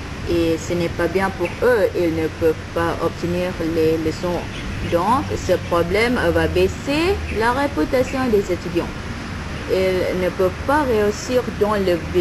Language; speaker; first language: French; non-native, learner; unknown